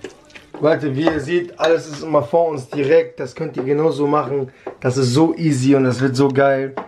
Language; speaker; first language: German; early bilingual, other home language; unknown